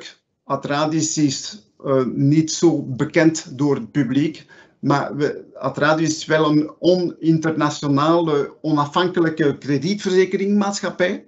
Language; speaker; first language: Dutch; non-native, local second language; French